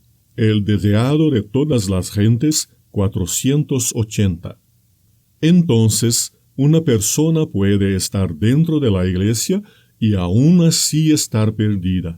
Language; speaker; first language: Spanish; non-native, fluent; Portuguese